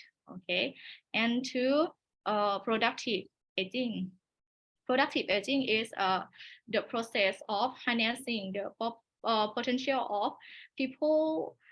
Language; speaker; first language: English; non-native, learner; Thai